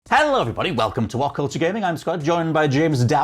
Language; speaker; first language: English; native; English